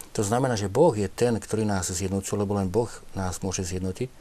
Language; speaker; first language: Slovak; native; Slovak